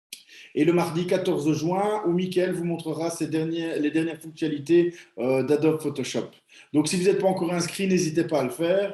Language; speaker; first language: French; native; French